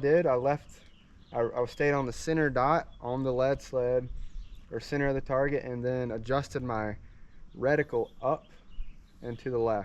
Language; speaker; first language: English; native; English